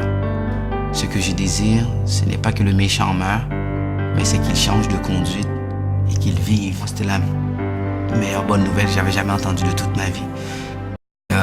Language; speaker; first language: French; early bilingual, other home language; Haitian Creole